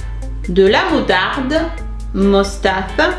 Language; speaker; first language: French; non-native, fluent; Spanish